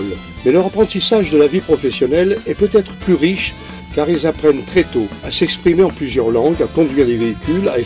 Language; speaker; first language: French; native; French